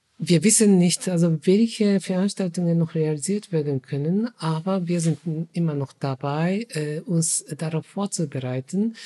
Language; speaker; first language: German; non-native, fluent; Japanese